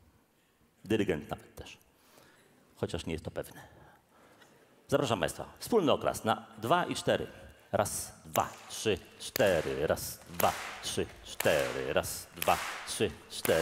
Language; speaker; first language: Polish; native; Polish